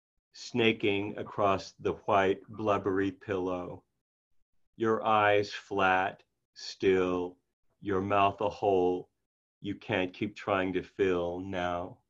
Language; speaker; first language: English; native; English